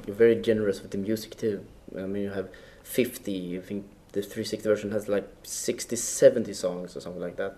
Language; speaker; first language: English; non-native, fluent; Swedish